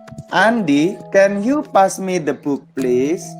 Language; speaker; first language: English; non-native, fluent; Indonesian